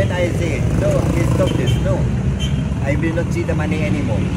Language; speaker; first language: English; non-native, learner; German